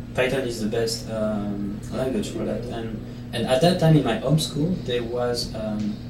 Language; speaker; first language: English; non-native, fluent; Italian